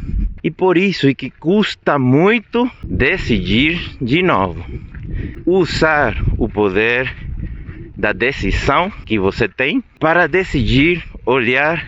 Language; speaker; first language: Portuguese; non-native, fluent; Spanish